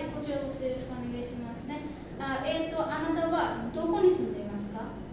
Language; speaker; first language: Japanese; non-native, fluent; Bangla